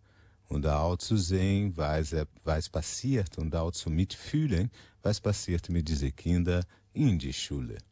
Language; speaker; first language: German; non-native, learner; Portuguese